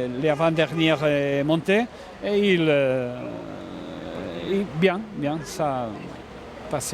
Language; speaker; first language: French; non-native, learner; Spanish